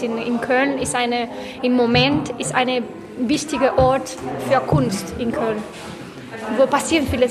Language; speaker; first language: German; non-native, fluent; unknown